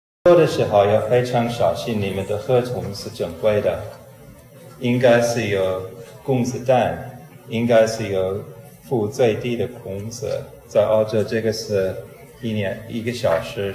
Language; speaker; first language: Chinese; non-native, fluent; English